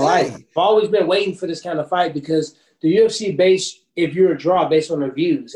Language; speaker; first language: English; native; English